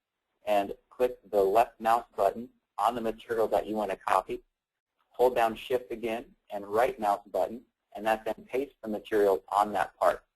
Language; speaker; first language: English; native; English